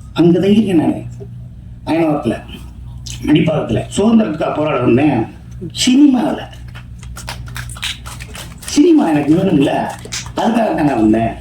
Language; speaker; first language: Tamil; native; Tamil